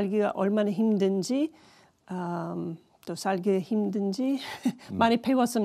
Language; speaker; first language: Korean; non-native, learner; English